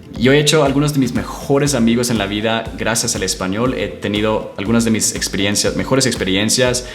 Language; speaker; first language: Spanish; non-native, fluent; English